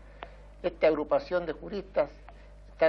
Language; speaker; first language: Spanish; native; Spanish